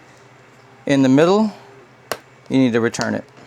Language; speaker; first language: English; native; English